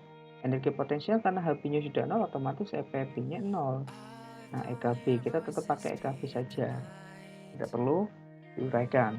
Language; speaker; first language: Indonesian; native; Indonesian